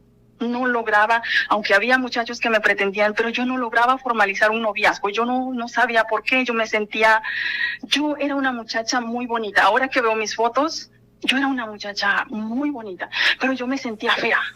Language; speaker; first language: Spanish; native; Spanish